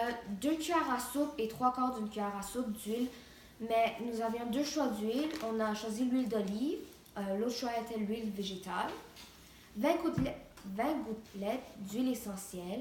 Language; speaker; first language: French; non-native, local second language; English